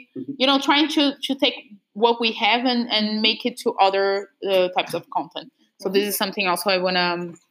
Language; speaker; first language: English; non-native, fluent; Portuguese